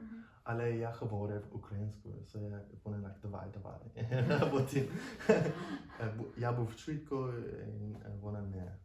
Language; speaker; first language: Ukrainian; non-native, learner; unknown